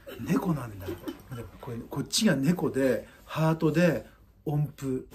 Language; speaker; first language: Japanese; native; Japanese